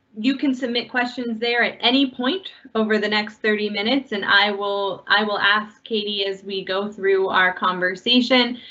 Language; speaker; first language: English; native; English